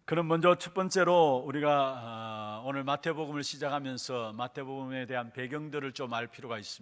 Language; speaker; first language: Korean; native; Korean